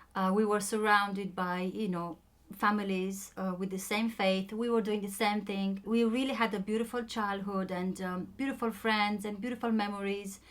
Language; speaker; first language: English; non-native, fluent; Romanian